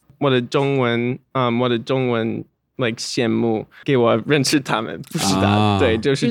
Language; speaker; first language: Chinese; non-native, learner; English